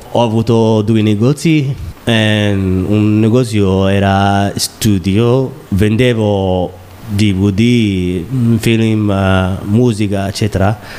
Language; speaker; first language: Italian; non-native, learner; Somali